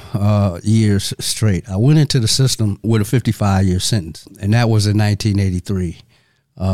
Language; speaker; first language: English; native; English